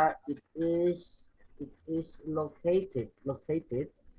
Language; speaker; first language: English; non-native, learner; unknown